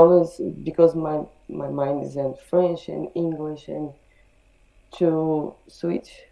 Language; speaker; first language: English; non-native, learner; Portuguese